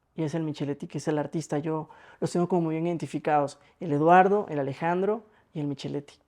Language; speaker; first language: Spanish; native; Spanish